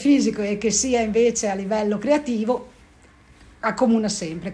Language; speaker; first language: Italian; native; Italian